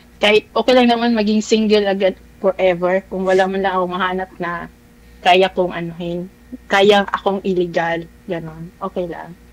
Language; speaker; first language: Filipino; non-native, local second language; Cebuano